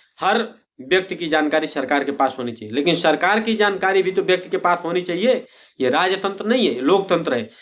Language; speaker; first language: Hindi; native; Hindi